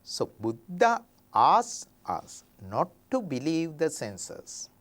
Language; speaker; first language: English; non-native, local second language; Sinhala